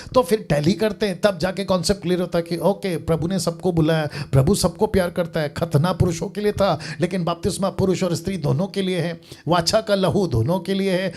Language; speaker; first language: Hindi; native; Hindi